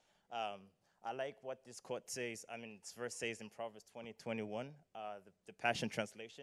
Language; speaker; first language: English; non-native, local second language; Nyanja